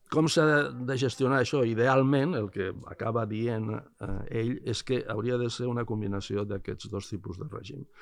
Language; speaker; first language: Catalan; non-native, local second language; Spanish